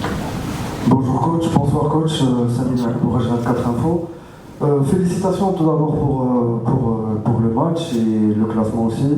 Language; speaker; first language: French; non-native, local second language; Arabic